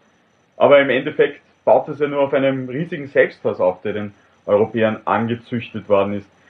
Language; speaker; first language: German; native; German